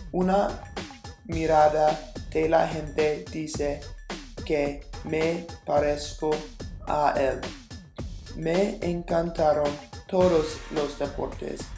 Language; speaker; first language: Spanish; non-native, learner; English